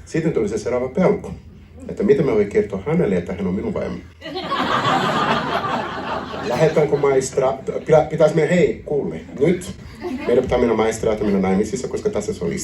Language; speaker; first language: Finnish; non-native, learner; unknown